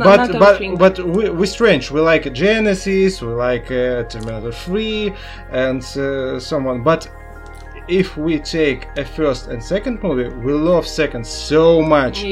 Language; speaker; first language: English; non-native, learner; Russian